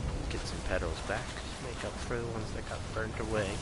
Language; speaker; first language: English; native; English